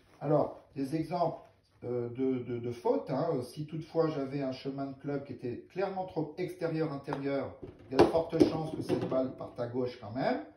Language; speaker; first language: French; native; French